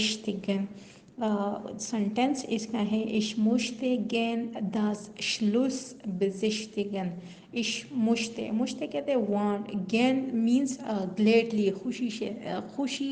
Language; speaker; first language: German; non-native, learner; Urdu